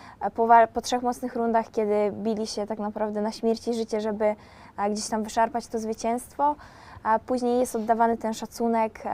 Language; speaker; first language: Polish; native; Polish